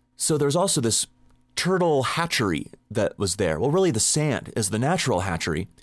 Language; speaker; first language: English; native; English